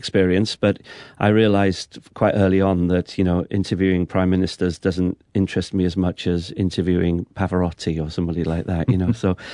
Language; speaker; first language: English; native; English